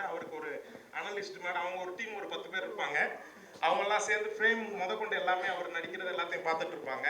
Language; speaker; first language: Tamil; native; Tamil